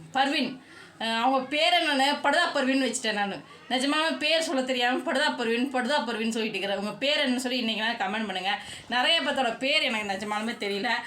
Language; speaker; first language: Tamil; native; Tamil